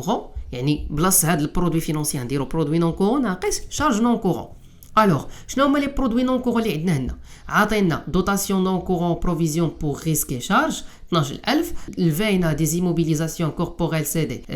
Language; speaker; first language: Arabic; native; Arabic